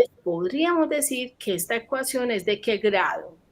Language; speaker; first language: Spanish; native; Spanish